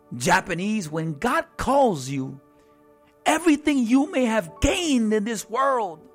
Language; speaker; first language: English; early bilingual, other home language; Spanish